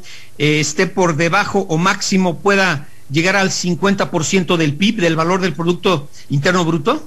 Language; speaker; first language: Spanish; native; Spanish